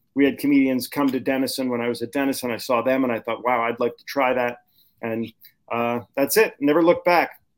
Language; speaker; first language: English; native; English